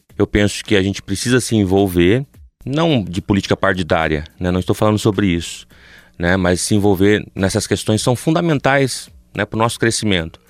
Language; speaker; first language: Portuguese; native; Portuguese